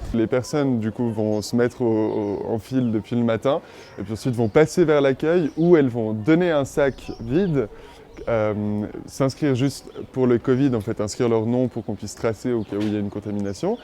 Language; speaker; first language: French; native; French